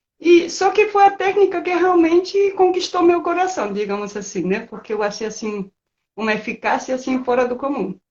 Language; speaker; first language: Portuguese; non-native, fluent; Spanish